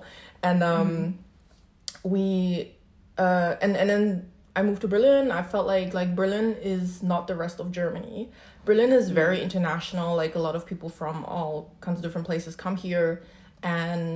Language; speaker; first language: English; non-native, fluent; Chinese